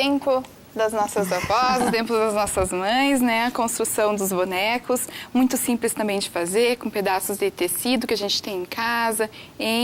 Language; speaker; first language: Portuguese; native; Portuguese